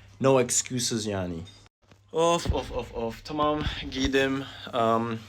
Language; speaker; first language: Turkish; early bilingual, heritage; Turkish